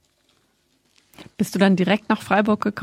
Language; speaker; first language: German; native; German